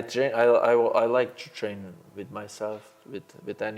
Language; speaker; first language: English; non-native, learner; Slovenian